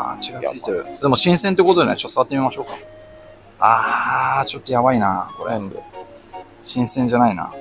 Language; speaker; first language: Japanese; native; Japanese